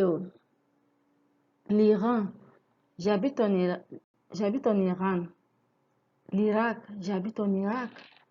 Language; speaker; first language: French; non-native, fluent; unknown